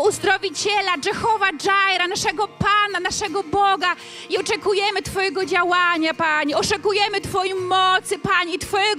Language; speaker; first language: Polish; native; Polish